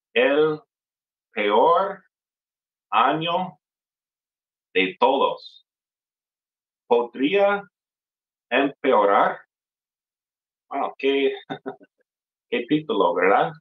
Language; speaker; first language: Spanish; non-native, fluent; English